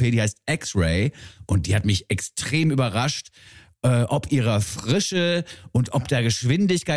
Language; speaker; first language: German; native; German